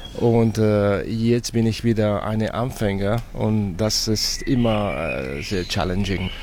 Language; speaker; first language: German; non-native, fluent; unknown